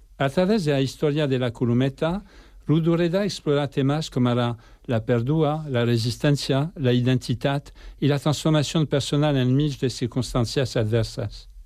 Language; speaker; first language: Catalan; non-native, learner; French